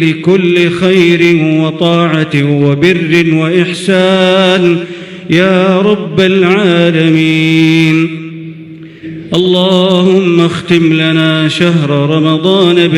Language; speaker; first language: Arabic; native; Arabic